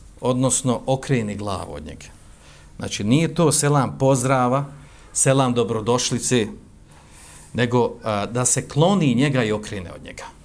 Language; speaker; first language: Bosnian; native; Bosnian